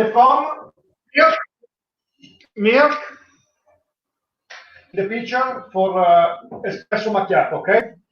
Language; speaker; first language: English; non-native, learner; Italian